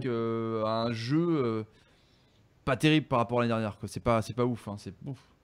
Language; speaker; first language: French; native; French